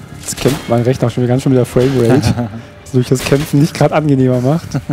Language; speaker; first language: German; native; German